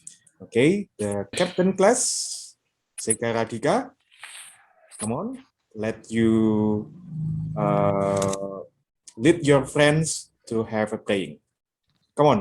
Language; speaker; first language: English; non-native, local second language; Indonesian